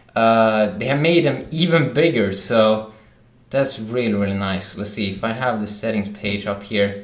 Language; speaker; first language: English; non-native, fluent; Swedish